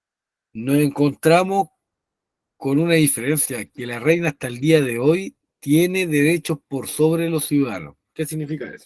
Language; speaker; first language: Spanish; native; Spanish